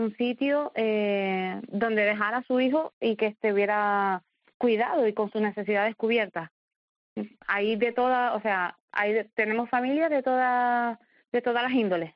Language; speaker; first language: Spanish; native; Spanish